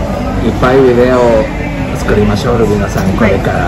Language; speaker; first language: Japanese; non-native, learner; Spanish